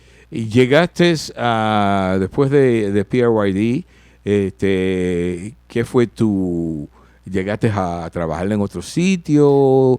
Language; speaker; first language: Spanish; early bilingual, heritage; Spanish